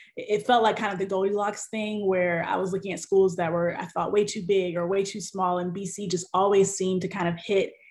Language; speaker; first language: English; native; English